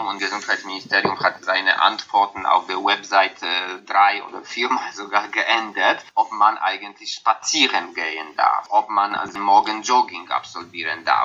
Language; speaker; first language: German; non-native, fluent; Polish